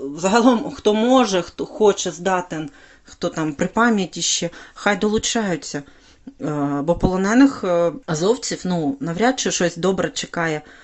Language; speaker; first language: Ukrainian; native; Ukrainian